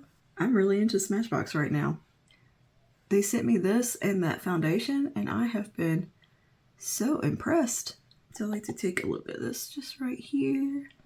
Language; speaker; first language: English; native; English